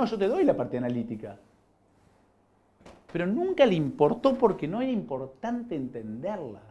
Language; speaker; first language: Spanish; native; Spanish